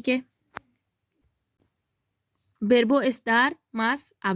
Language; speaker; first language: Spanish; non-native, learner; Urdu